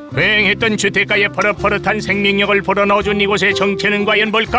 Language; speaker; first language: Korean; native; Korean